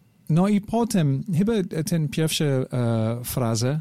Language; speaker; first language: Polish; non-native, learner; English